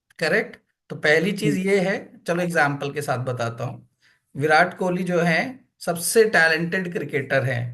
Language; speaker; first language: Hindi; native; Hindi